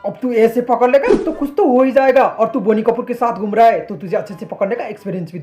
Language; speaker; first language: Hindi; native; Hindi